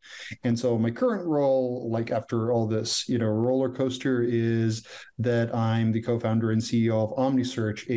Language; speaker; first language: English; non-native, fluent; Croatian